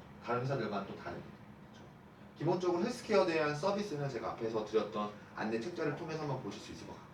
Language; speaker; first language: Korean; native; Korean